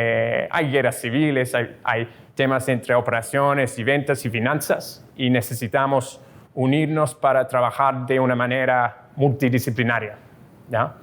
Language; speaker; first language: Spanish; non-native, fluent; English